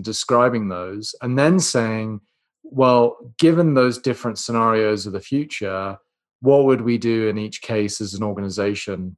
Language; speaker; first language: English; native; English